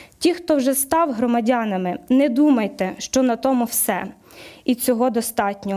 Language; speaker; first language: Ukrainian; native; Ukrainian